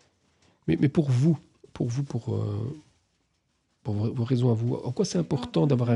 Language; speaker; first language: French; native; French